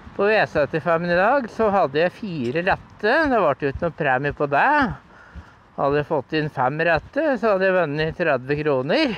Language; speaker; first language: Norwegian; native; Norwegian